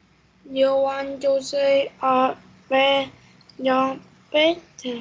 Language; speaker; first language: English; non-native, learner; Vietnamese